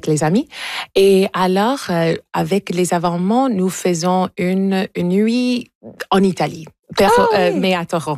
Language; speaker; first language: French; non-native, fluent; English